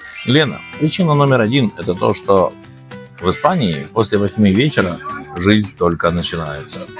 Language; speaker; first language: Russian; native; Russian